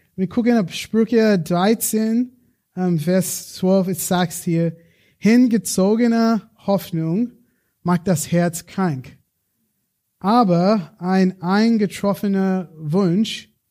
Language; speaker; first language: German; non-native, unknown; English